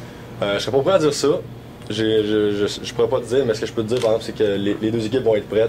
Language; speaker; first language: French; native; French